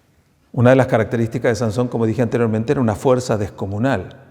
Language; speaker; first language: Spanish; native; Spanish